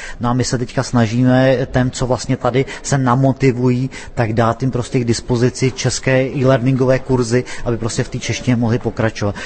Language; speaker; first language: Czech; native; Czech